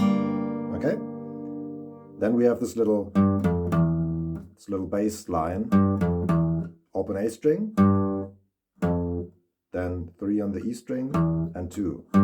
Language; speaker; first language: English; non-native, fluent; German